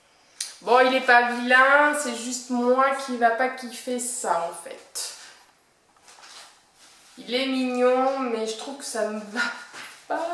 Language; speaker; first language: French; native; French